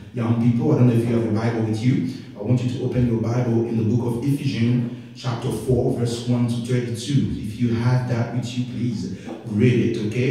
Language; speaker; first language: English; non-native, fluent; Haitian Creole